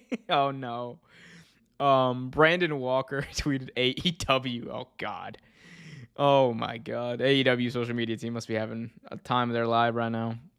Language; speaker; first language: English; native; English